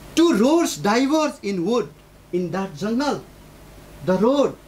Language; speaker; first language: English; non-native, local second language; Nepali